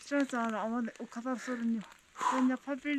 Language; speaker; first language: Turkish; non-native, learner; Korean